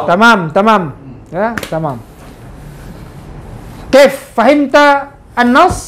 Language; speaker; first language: Arabic; non-native, fluent; Indonesian